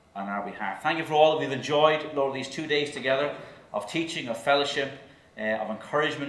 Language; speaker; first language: English; native; English